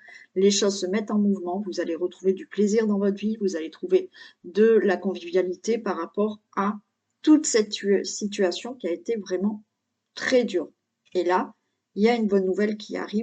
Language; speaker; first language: French; native; French